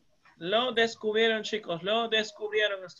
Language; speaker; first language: Spanish; native; Spanish